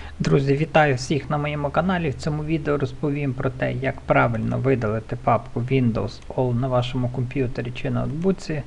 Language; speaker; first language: Ukrainian; native; Ukrainian